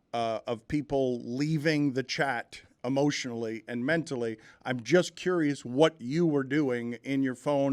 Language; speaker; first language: English; native; English